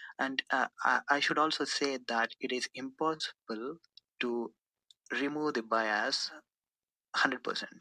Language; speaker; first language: English; non-native, local second language; Telugu